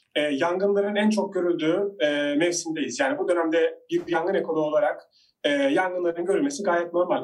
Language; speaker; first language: Turkish; native; Turkish